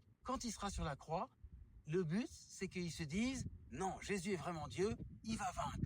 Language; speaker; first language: French; native; French